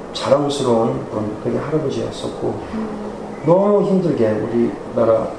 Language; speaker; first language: Korean; early bilingual, heritage; Korean